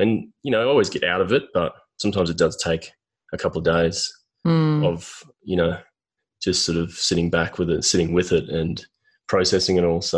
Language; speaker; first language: English; native; English